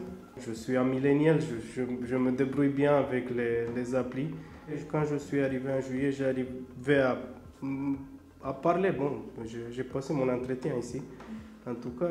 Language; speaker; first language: French; non-native, learner; Romanian